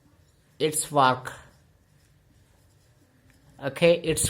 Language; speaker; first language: English; non-native, local second language; Odia